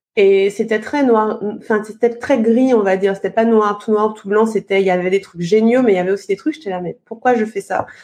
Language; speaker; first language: French; native; French